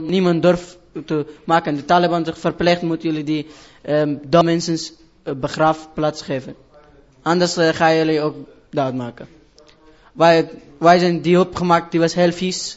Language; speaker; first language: Dutch; non-native, learner; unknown